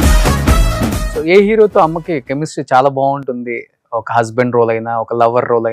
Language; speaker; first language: Telugu; native; Telugu